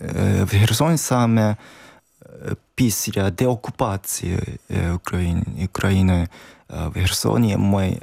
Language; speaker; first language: Ukrainian; non-native, learner; Japanese